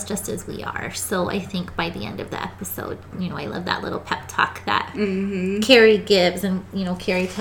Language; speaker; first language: English; native; English